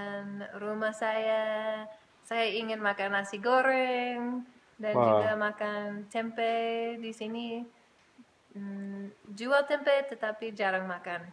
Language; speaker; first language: Indonesian; early bilingual, heritage; English